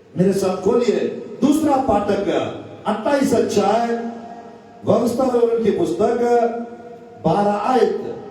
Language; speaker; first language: Hindi; non-native, local second language; Telugu